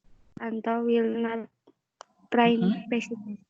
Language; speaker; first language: English; non-native, learner; Indonesian